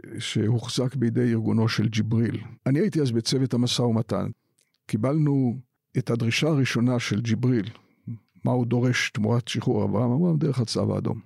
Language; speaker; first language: Hebrew; native; Hebrew